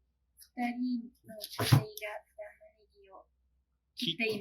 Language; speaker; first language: Japanese; non-native, learner; Spanish